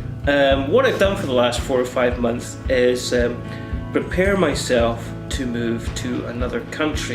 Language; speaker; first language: English; native; English